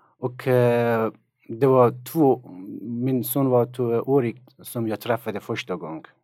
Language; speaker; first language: Swedish; non-native, learner; Persian